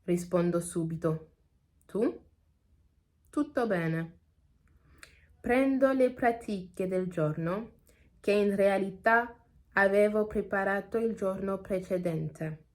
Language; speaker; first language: Italian; non-native, learner; English